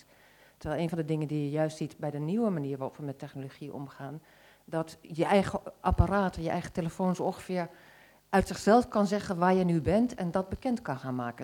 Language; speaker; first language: Dutch; native; Dutch